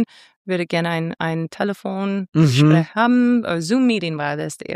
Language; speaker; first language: German; non-native, fluent; English